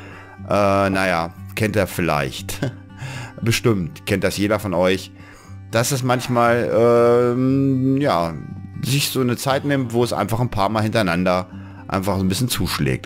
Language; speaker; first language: German; native; German